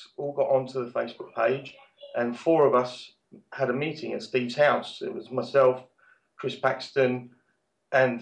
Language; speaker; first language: English; native; English